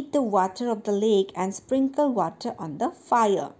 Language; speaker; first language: English; non-native, local second language; Assamese